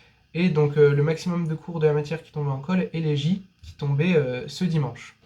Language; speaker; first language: French; native; French